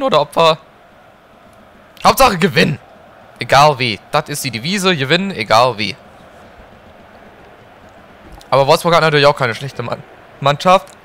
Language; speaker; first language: German; native; German